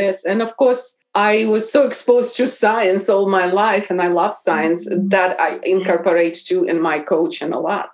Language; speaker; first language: English; non-native, fluent; Russian